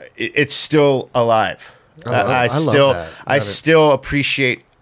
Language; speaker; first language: English; native; English